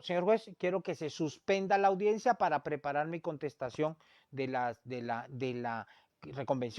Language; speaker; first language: Spanish; native; Spanish